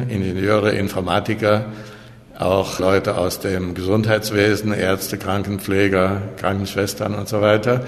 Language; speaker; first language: German; native; German